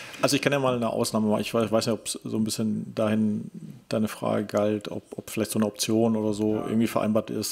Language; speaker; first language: German; native; German